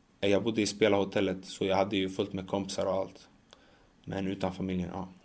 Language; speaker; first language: Swedish; early bilingual, other home language; Macedonian